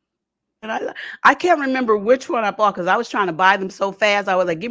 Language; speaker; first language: English; native; English